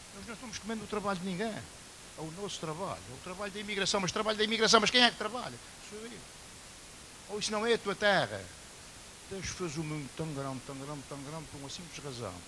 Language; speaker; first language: Portuguese; native; Portuguese